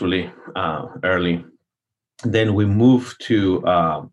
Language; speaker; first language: English; non-native, fluent; Spanish